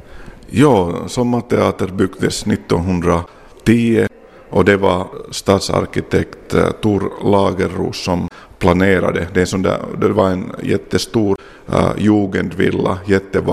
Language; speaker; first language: Swedish; non-native, local second language; Finnish